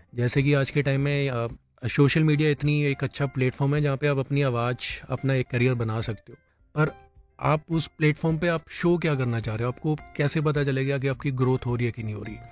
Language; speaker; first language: Hindi; native; Hindi